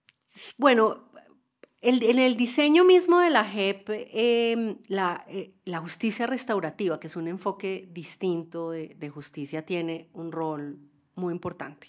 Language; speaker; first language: Spanish; native; Spanish